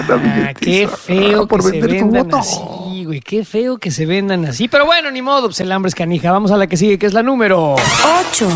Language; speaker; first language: Spanish; native; Spanish